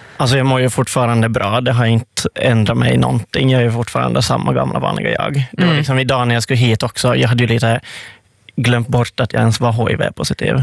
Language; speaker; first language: Swedish; native; Swedish